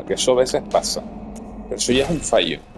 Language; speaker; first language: Spanish; native; Spanish